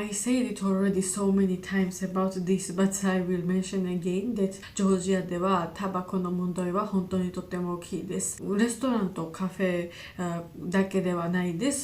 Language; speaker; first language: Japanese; non-native, learner; Georgian